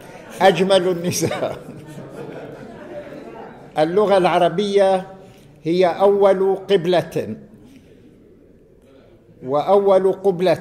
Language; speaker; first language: Arabic; native; Arabic